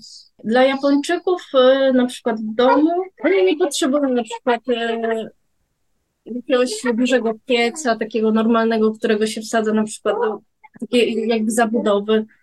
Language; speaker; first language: Polish; early bilingual, heritage; Polish